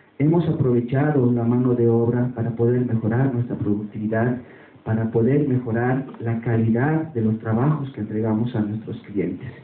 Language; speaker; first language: Spanish; native; Spanish